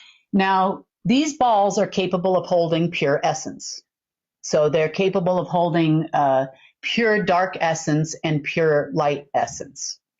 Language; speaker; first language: English; native; English